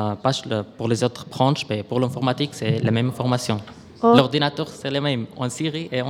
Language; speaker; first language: French; non-native, learner; Arabic